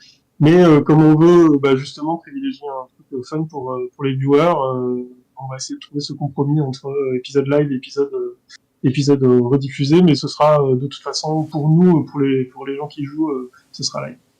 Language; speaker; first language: French; native; French